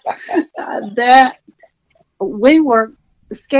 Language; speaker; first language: English; native; English